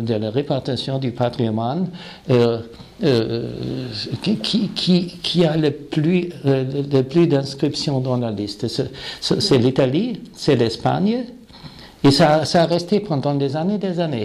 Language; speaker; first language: French; non-native, fluent; German